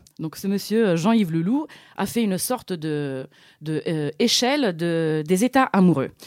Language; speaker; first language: French; non-native, fluent; Italian